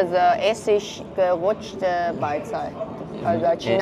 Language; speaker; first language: German; non-native, learner; Chinese